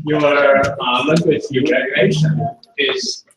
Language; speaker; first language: English; non-native, fluent; Chinese